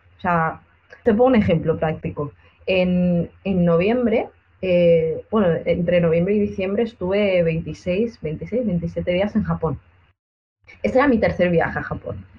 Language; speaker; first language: Spanish; native; Spanish